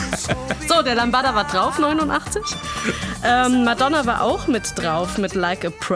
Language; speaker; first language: German; native; German